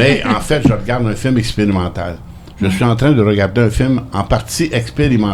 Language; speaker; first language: French; native; French